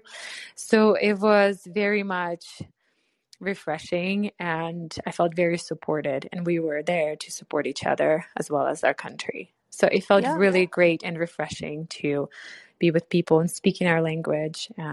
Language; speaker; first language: English; non-native, fluent; Ukrainian